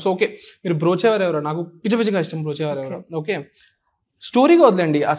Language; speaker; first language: Telugu; native; Telugu